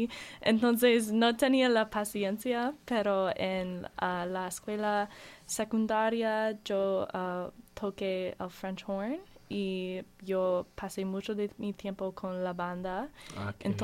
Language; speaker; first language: Spanish; non-native, learner; English